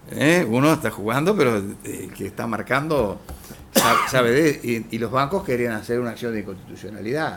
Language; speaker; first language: Spanish; native; Spanish